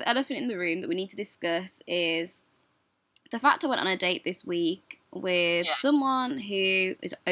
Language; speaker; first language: English; native; English